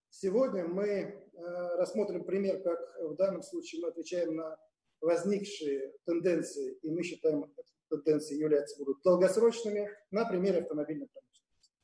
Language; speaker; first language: Russian; native; Russian